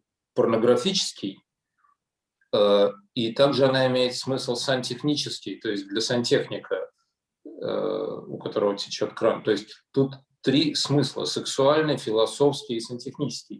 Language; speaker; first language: Russian; native; Russian